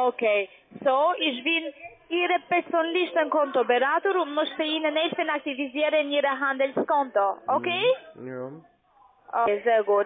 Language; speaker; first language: German; non-native, learner; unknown